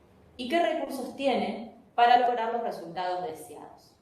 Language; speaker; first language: Spanish; native; Spanish